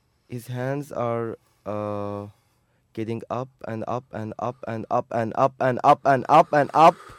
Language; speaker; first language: English; non-native, fluent; Turkish